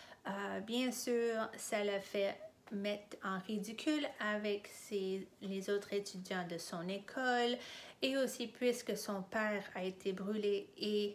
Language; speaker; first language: French; non-native, fluent; English